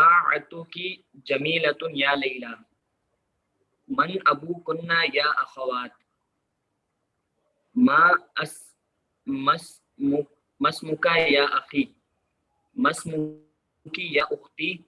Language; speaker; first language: Arabic; non-native, learner; Urdu